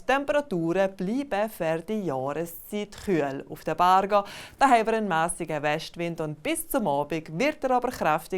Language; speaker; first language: German; native; German